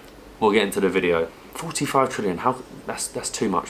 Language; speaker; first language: English; native; English